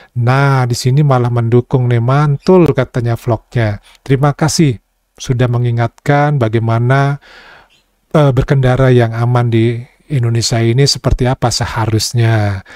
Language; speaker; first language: Indonesian; native; Indonesian